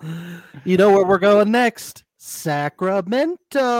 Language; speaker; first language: English; native; English